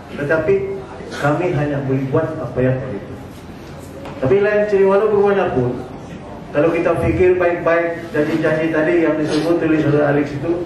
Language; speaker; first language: Malay; native; Malay